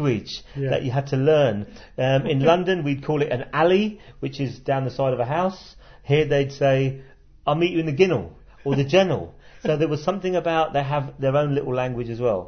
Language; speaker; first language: English; native; English